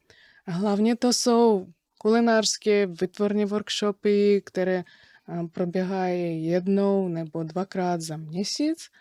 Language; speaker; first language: Czech; non-native, fluent; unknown